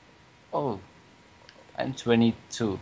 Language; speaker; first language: English; non-native, learner; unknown